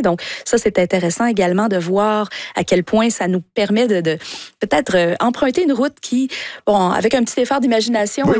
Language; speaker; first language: French; native; French